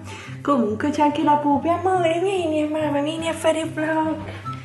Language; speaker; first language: Italian; native; Italian